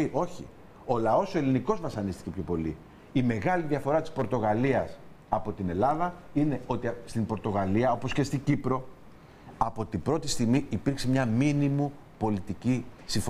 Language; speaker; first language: Greek; native; Greek